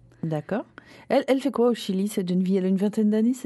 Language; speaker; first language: French; native; French